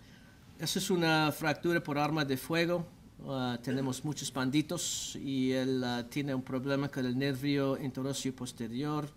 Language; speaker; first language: Spanish; non-native, learner; English